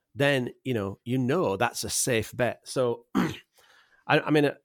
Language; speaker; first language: English; native; English